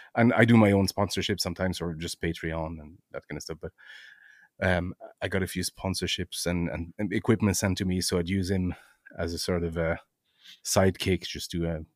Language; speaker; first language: English; non-native, fluent; French